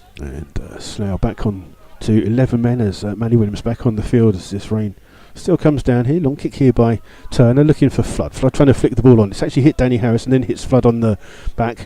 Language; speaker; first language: English; native; English